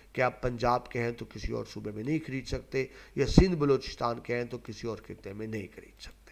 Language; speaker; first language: Urdu; non-native, local second language; Punjabi